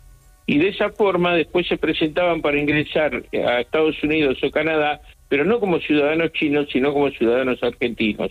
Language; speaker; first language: Spanish; native; Spanish